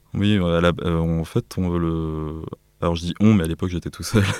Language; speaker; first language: French; native; French